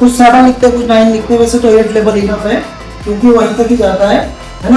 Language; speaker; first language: Hindi; native; Hindi